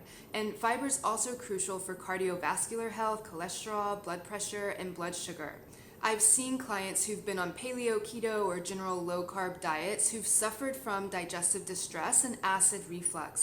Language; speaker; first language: English; native; English